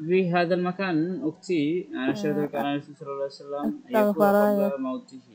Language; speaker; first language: Arabic; non-native, learner; Bangla